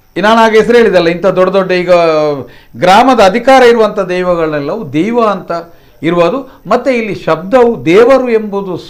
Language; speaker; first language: Kannada; non-native, local second language; Tulu